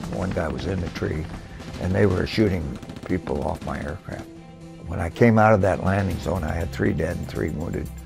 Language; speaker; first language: English; native; English